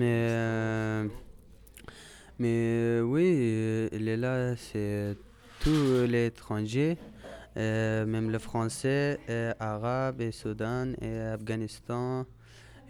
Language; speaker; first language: French; non-native, learner; Persian